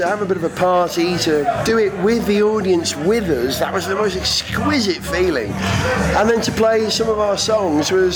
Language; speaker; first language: English; native; English